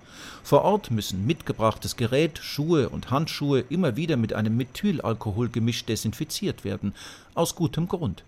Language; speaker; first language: German; native; German